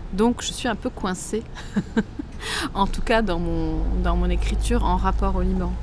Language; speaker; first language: French; native; French